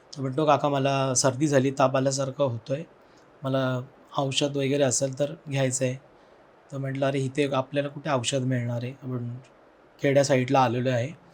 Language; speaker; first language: Marathi; non-native, local second language; Telugu